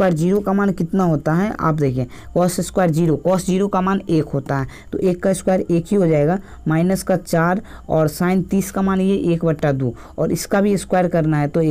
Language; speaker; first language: Hindi; native; Hindi